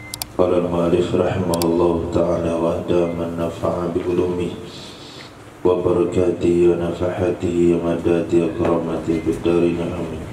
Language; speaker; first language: Arabic; non-native, fluent; Indonesian